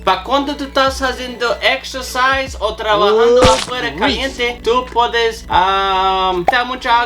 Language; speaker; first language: Spanish; non-native, learner; English